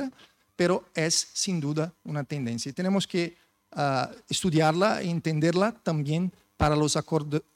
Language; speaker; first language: Spanish; non-native, fluent; Portuguese